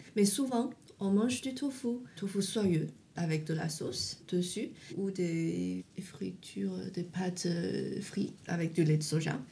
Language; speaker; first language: French; non-native, fluent; Chinese